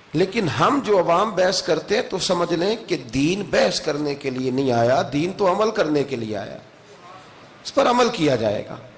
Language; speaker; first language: Urdu; non-native, local second language; Punjabi